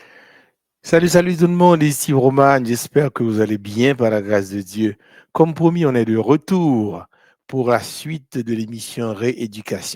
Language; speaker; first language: French; non-native, local second language; Haitian Creole